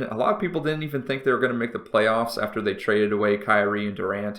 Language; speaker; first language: English; native; English